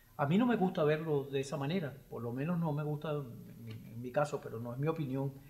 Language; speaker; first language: Spanish; native; Spanish